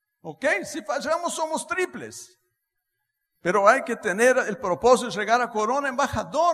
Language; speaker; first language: Spanish; non-native, fluent; Portuguese